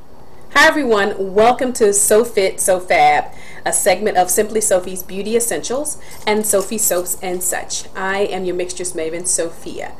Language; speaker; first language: English; native; English